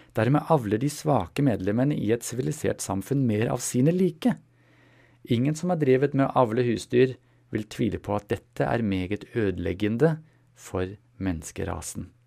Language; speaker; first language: Norwegian; non-native, fluent; German